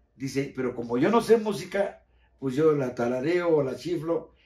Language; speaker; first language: Spanish; native; Spanish